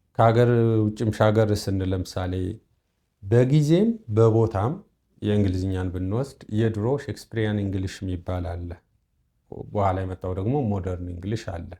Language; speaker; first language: Amharic; non-native, local second language; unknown